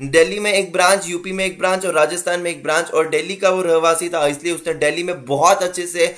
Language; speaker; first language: Hindi; non-native, local second language; Marathi